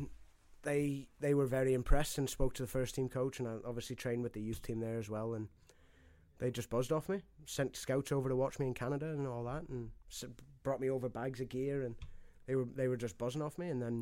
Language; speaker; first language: English; native; English